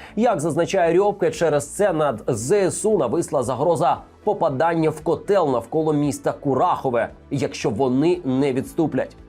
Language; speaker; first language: Ukrainian; native; Ukrainian